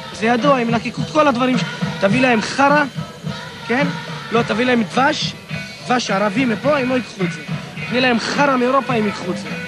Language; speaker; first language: Hebrew; non-native, local second language; Arabic